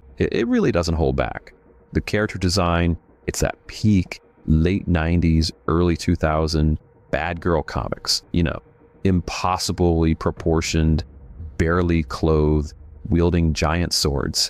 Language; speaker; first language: English; native; English